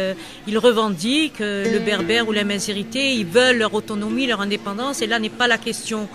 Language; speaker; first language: French; non-native, local second language; Kabyle